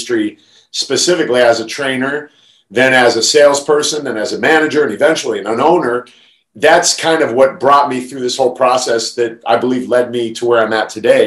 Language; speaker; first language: English; native; English